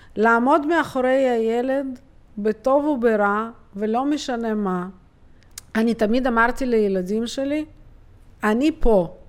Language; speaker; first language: Hebrew; native; Hebrew